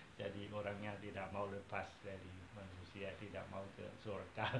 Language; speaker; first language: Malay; non-native, fluent; Thai